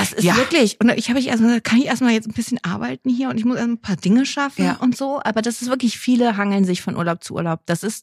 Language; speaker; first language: German; native; German